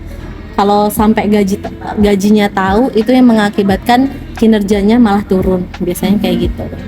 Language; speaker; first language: Indonesian; native; Indonesian